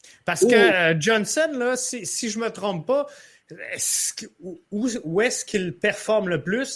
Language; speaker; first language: French; native; French